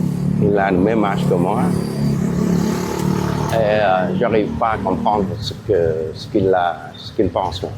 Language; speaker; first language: French; non-native, fluent; Vietnamese